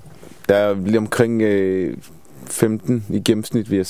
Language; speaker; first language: Danish; non-native, fluent; Hebrew